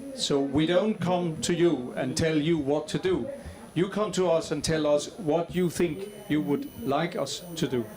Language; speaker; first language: English; non-native, fluent; Danish